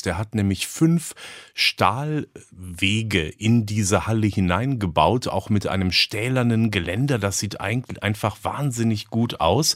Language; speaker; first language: German; native; German